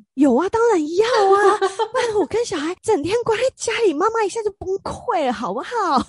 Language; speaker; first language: Chinese; native; Chinese